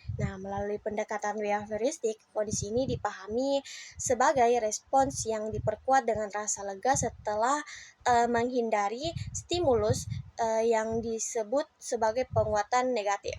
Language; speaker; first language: Indonesian; native; Indonesian